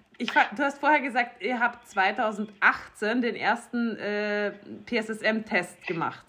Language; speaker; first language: German; native; German